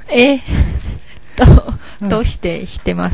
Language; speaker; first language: Japanese; non-native, learner; Chinese